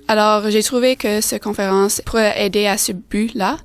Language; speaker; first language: French; non-native, fluent; English